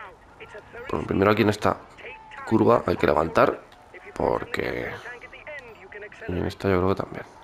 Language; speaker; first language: Spanish; native; Spanish